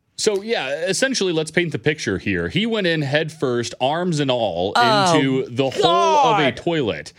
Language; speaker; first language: English; native; English